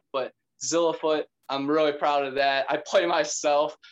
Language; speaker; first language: English; native; English